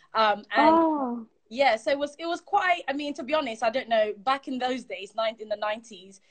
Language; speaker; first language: English; early bilingual, other home language; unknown